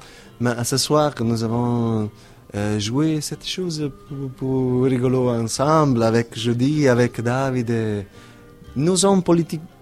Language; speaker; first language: French; non-native, learner; Italian